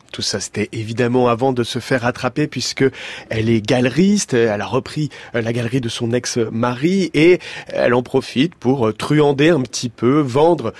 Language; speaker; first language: French; native; French